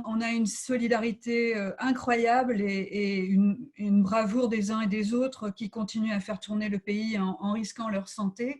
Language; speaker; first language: French; native; French